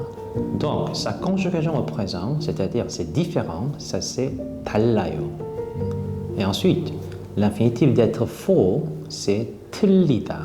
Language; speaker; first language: French; non-native, fluent; Korean